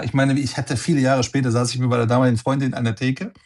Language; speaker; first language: German; non-native, fluent; Persian